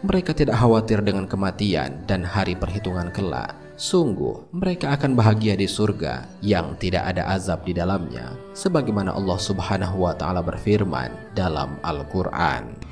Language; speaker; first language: Indonesian; native; Indonesian